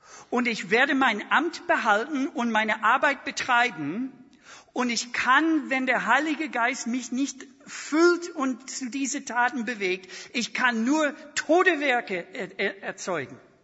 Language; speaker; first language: German; non-native, fluent; English